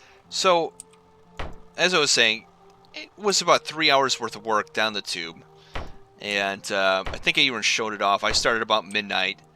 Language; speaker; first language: English; native; English